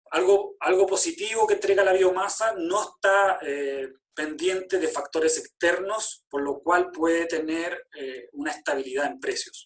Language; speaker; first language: Spanish; native; Spanish